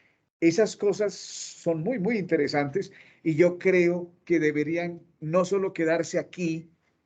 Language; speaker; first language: Spanish; native; Spanish